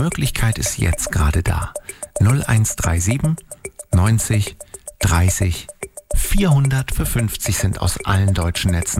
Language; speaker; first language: German; native; German